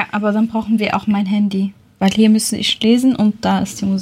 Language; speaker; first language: German; non-native, learner; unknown